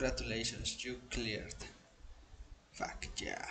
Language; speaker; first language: English; non-native, learner; Spanish